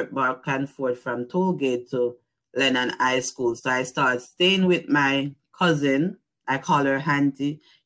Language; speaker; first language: English; non-native, local second language; Jamaican Creole English